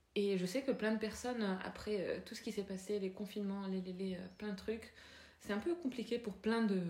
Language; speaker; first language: French; non-native, local second language; Arabic